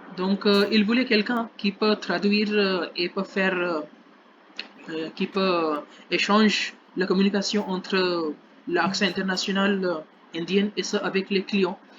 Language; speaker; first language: French; non-native, learner; Hindi